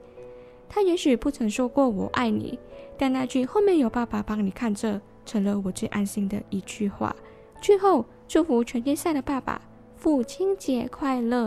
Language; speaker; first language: Chinese; native; Chinese